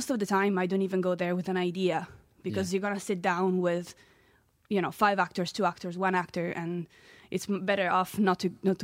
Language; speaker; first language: English; non-native, fluent; Italian